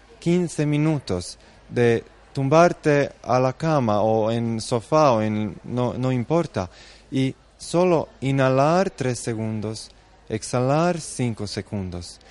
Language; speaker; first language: Spanish; non-native, fluent; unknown